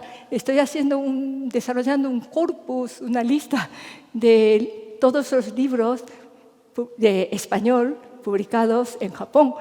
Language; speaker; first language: Spanish; non-native, fluent; Japanese